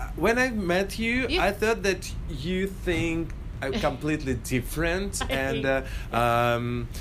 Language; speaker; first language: English; non-native, fluent; Russian